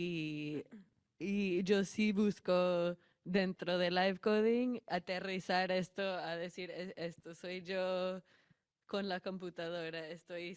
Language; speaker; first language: Spanish; non-native, fluent; English